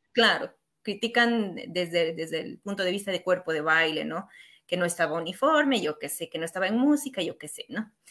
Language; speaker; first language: Spanish; native; Spanish